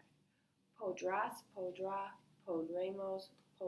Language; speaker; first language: Spanish; non-native, learner; English